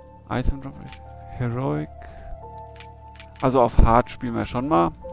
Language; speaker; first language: German; native; German